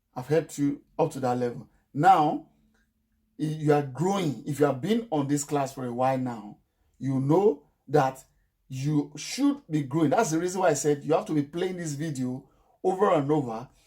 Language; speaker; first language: English; non-native, local second language; Yoruba